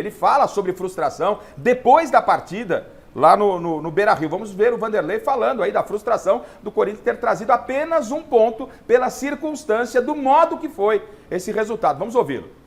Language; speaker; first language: Portuguese; native; Portuguese